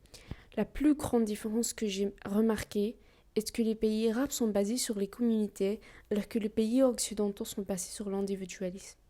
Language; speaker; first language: French; non-native, learner; Arabic